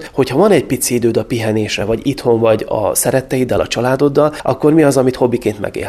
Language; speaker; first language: Hungarian; native; Hungarian